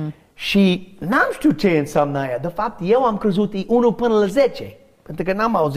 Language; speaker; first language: Romanian; non-native, fluent; English